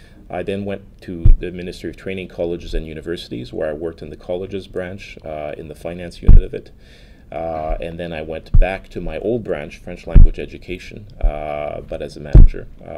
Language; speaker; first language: English; non-native, fluent; French